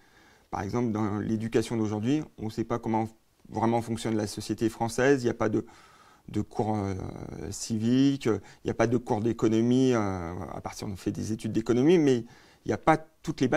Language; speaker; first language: French; native; French